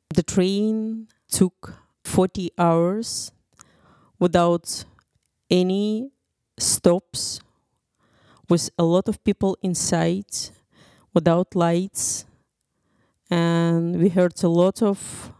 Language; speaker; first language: English; non-native, fluent; Ukrainian